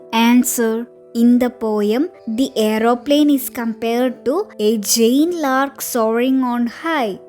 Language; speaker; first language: English; non-native, local second language; Malayalam